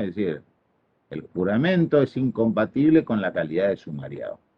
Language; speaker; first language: Spanish; native; Spanish